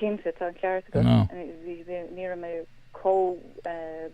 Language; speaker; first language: Irish; non-native, local second language; English